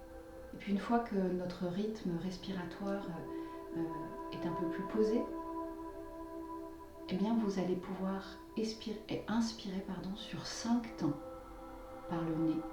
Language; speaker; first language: French; native; French